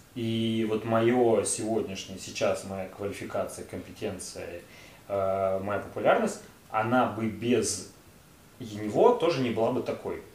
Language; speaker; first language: Russian; native; Russian